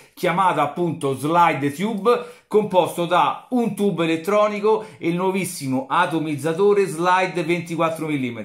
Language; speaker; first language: Italian; native; Italian